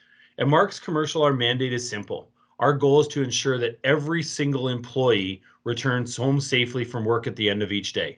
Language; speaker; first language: English; native; English